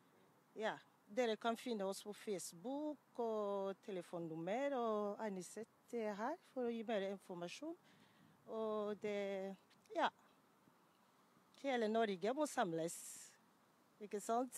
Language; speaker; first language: Norwegian; non-native, fluent; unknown